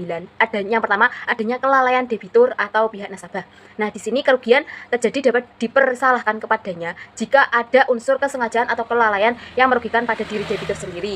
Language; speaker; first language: Indonesian; native; Indonesian